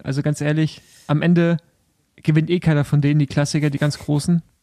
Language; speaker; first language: German; native; German